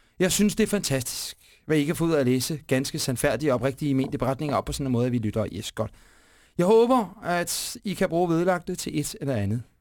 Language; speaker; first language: Danish; native; Danish